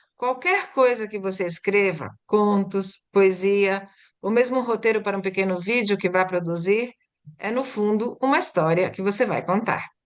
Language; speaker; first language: Portuguese; early bilingual, other home language; Italian